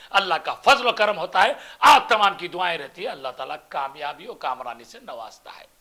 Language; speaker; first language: Hindi; non-native, local second language; Urdu